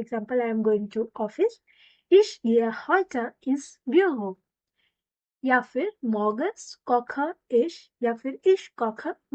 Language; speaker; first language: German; non-native, fluent; Hindi